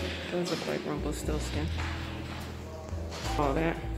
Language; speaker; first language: English; native; English